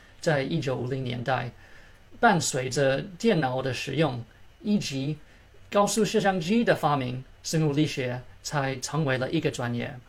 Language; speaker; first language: Chinese; early bilingual, heritage; Chinese